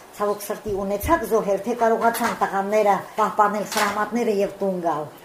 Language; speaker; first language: Armenian; native; Armenian